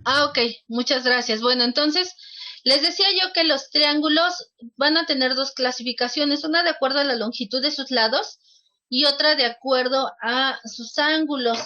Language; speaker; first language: Spanish; native; Spanish